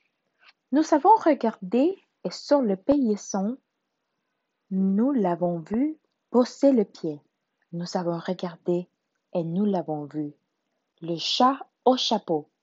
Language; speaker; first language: French; non-native, learner; Spanish